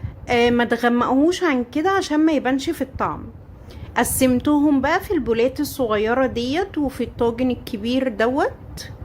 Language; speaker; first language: Arabic; native; Arabic